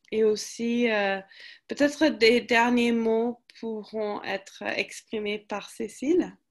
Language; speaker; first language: French; non-native, fluent; English